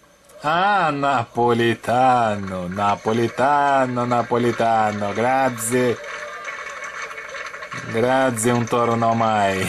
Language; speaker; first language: Italian; non-native, learner; Portuguese